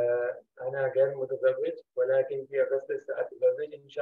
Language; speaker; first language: Arabic; non-native, learner; Urdu